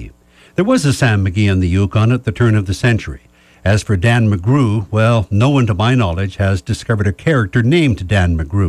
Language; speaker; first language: English; native; English